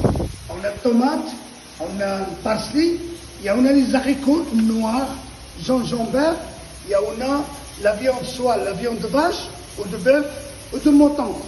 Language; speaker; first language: French; non-native, local second language; Arabic